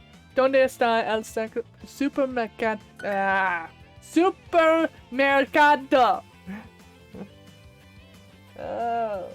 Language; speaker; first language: Spanish; non-native, learner; English